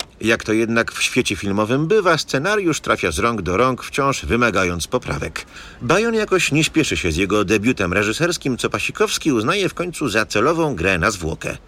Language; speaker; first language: Polish; native; Polish